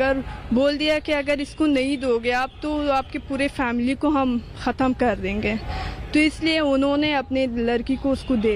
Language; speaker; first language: Hindi; non-native, fluent; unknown